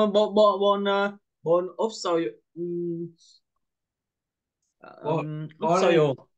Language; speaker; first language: Korean; non-native, learner; Vietnamese